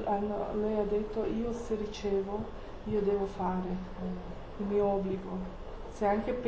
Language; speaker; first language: Italian; non-native, fluent; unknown